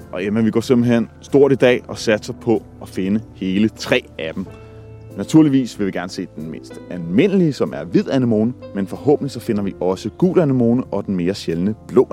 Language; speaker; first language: Danish; native; Danish